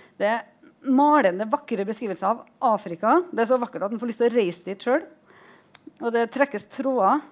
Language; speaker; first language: Norwegian; native; Norwegian